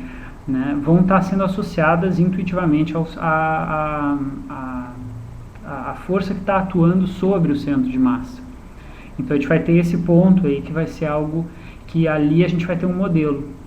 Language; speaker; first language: Portuguese; native; Portuguese